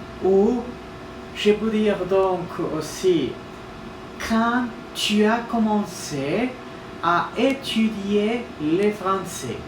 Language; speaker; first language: French; non-native, fluent; Spanish